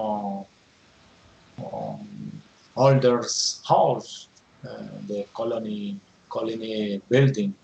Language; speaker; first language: English; non-native, learner; Spanish